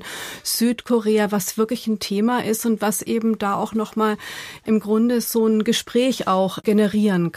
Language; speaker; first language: German; native; German